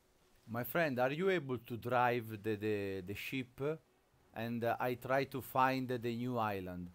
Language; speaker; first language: English; non-native, learner; Italian